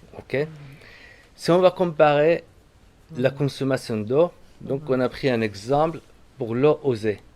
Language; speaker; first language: French; non-native, fluent; Arabic